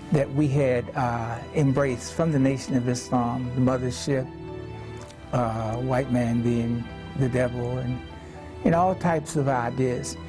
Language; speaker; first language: English; native; English